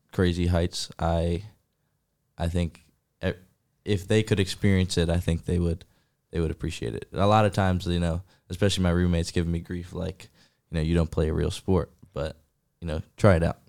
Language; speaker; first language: English; native; English